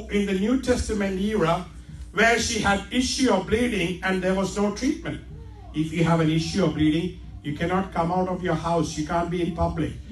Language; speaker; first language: English; non-native, local second language; Malayalam